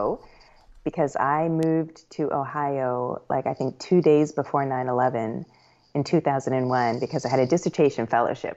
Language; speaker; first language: English; native; English